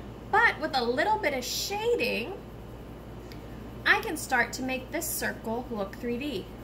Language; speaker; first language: English; native; English